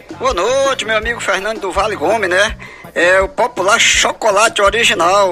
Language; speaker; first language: Portuguese; native; Portuguese